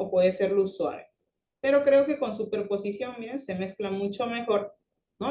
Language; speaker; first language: Spanish; native; Spanish